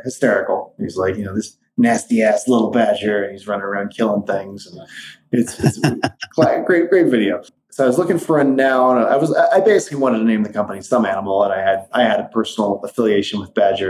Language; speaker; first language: English; native; English